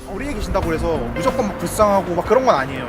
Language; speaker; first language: Korean; native; Korean